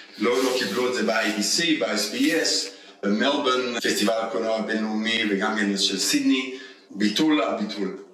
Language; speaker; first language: Hebrew; early bilingual, heritage; Hebrew